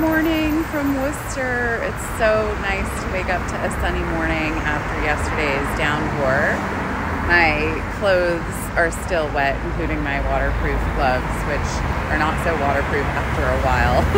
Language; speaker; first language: English; native; English